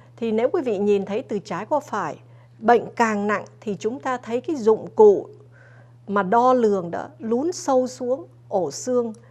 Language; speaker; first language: Vietnamese; early bilingual, other home language; English